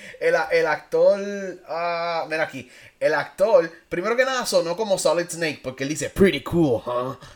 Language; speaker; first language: Spanish; early bilingual, heritage; Spanish